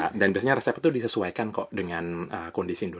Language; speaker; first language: Indonesian; native; Indonesian